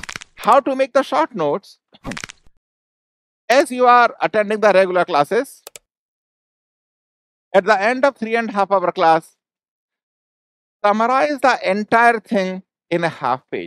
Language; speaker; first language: English; non-native, local second language; Hindi